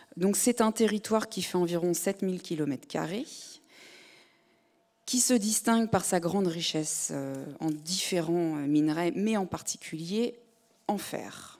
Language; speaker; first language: French; native; French